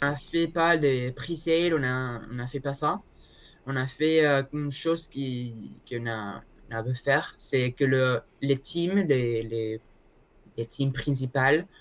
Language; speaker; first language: French; non-native, learner; Spanish